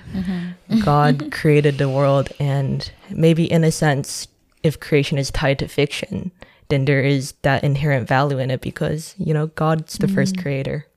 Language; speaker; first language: English; non-native, fluent; Chinese